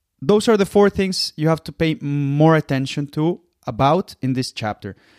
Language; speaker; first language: English; non-native, fluent; Spanish